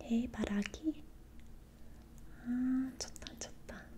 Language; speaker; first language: Korean; non-native, learner; English